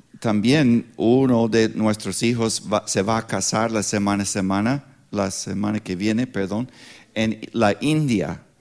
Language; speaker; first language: Spanish; non-native, learner; English